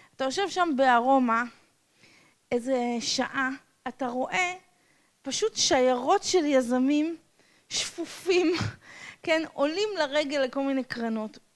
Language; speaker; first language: Hebrew; non-native, fluent; English